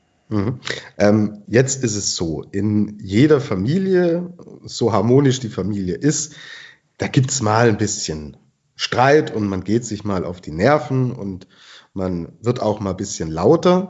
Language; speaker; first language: German; native; German